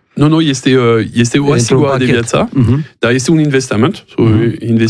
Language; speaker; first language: Romanian; non-native, learner; French